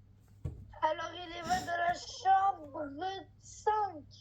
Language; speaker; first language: French; native; French